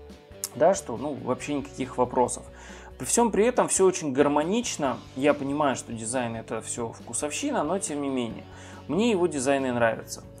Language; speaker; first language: Russian; native; Russian